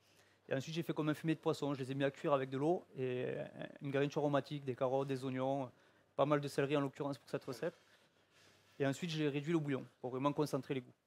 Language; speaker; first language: French; native; French